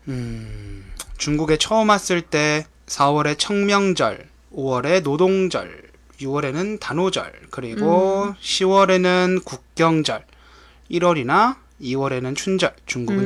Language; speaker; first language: Korean; native; Korean